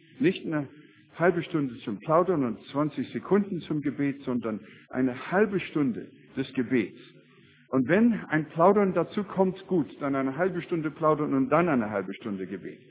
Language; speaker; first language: German; non-native, fluent; English